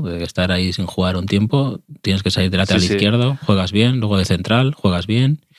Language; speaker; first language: Spanish; native; Spanish